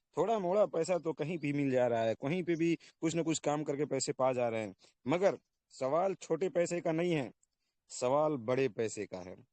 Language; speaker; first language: Hindi; native; Hindi